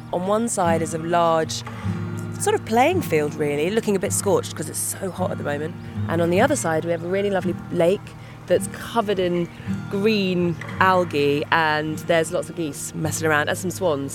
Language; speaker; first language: English; native; English